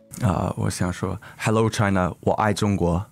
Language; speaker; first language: Chinese; early bilingual, heritage; English